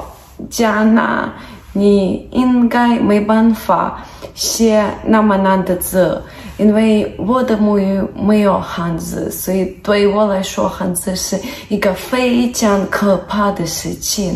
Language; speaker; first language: Chinese; non-native, fluent; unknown